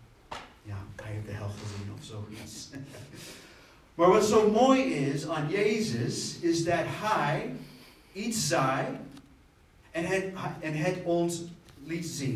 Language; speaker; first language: Dutch; non-native, fluent; English